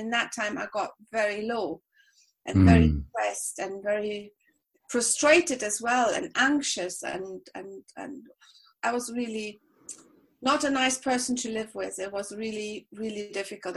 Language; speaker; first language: English; non-native, fluent; German